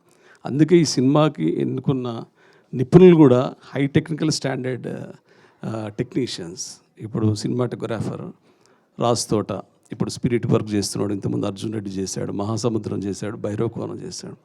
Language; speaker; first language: Telugu; native; Telugu